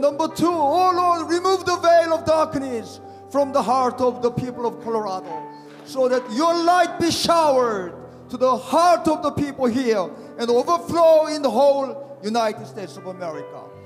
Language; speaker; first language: English; non-native, fluent; Korean